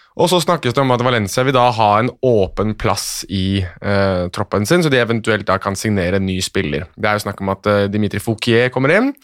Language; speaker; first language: Norwegian; native; Norwegian